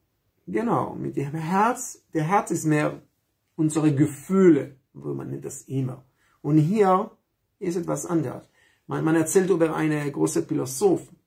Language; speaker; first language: German; non-native, fluent; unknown